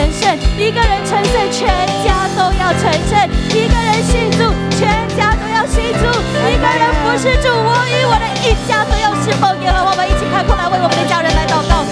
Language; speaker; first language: Chinese; native; Chinese